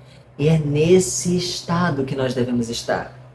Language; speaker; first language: Portuguese; native; Portuguese